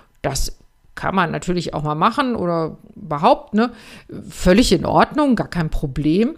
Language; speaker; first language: German; native; German